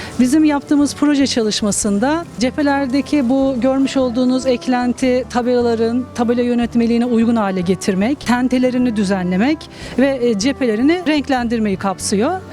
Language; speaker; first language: Turkish; native; Turkish